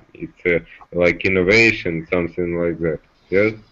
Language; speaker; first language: English; non-native, learner; Russian